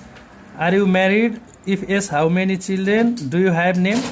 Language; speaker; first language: English; non-native, learner; Nepali